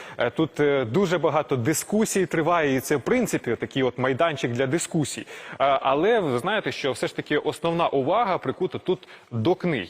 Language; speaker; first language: Ukrainian; native; Ukrainian